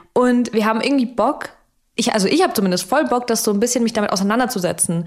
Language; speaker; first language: German; early bilingual, other home language; Russian